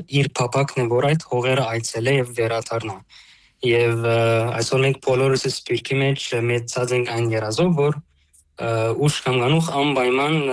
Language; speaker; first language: Armenian; early bilingual, heritage; Armenian